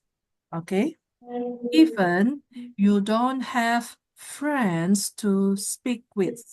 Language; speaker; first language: English; non-native, fluent; Indonesian